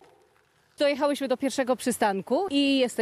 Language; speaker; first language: Polish; native; Polish